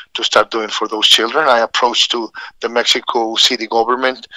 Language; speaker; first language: English; non-native, fluent; Spanish